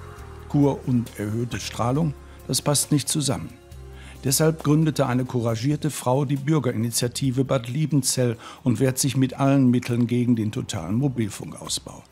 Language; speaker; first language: German; native; German